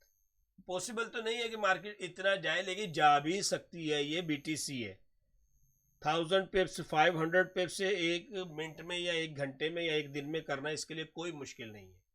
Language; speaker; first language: Hindi; non-native, local second language; Punjabi